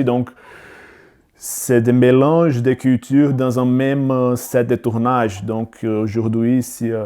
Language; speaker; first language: French; non-native, learner; Portuguese